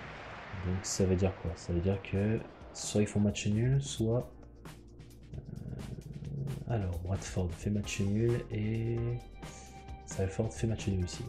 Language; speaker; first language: French; native; French